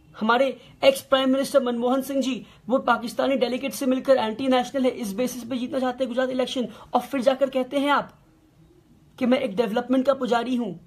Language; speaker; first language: Hindi; native; Hindi